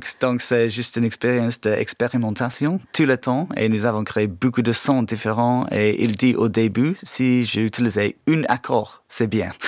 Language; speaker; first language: French; non-native, fluent; English